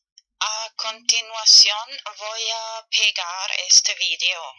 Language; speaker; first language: Spanish; non-native, fluent; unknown